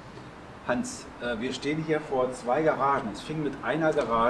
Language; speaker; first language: German; native; German